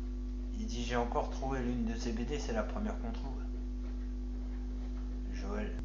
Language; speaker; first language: French; native; French